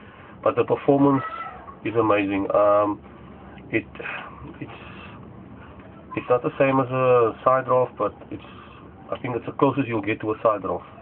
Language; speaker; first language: English; native; English